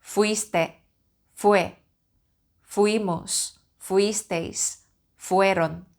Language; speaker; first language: Spanish; non-native, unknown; Korean